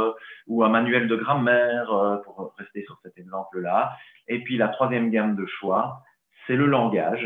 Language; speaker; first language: French; native; French